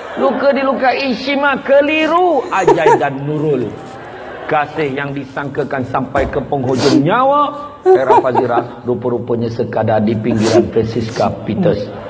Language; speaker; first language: Malay; native; Malay